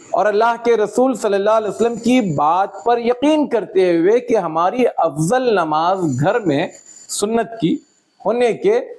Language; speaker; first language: Urdu; native; Urdu